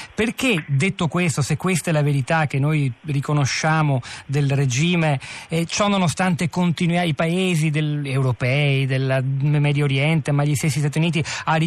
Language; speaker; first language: Italian; native; Italian